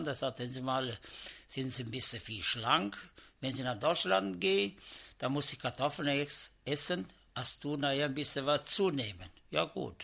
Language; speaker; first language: German; non-native, learner; Italian